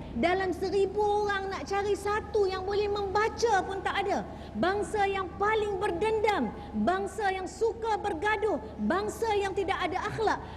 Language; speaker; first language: Malay; native; Malay